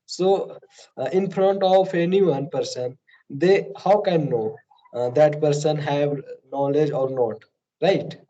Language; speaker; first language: English; non-native, learner; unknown